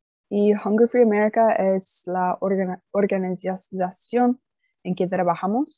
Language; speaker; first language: Spanish; non-native, fluent; English